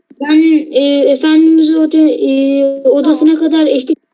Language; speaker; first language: Turkish; native; Turkish